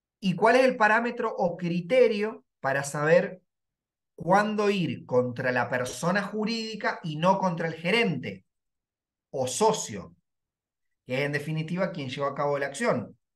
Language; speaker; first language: Spanish; native; Spanish